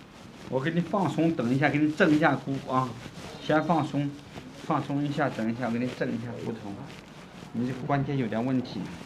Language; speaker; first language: Chinese; native; Chinese